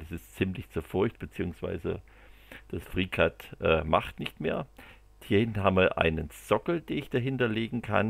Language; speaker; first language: German; native; German